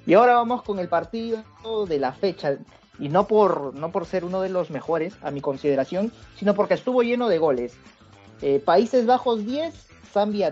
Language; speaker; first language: Spanish; native; Spanish